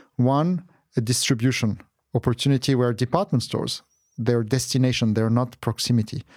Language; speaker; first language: English; non-native, fluent; Arabic